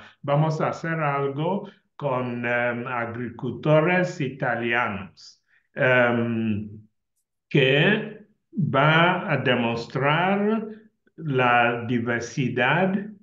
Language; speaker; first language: Spanish; non-native, learner; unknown